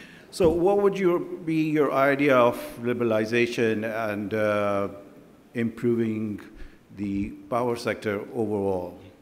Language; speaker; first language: English; non-native, local second language; Urdu